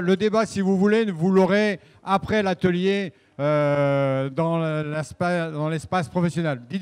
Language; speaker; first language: French; native; French